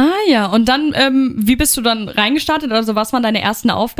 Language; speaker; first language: German; native; German